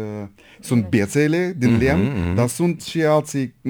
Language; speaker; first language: Romanian; non-native, local second language; Russian